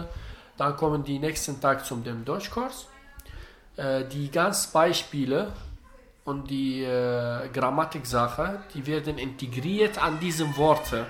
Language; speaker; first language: German; non-native, learner; Arabic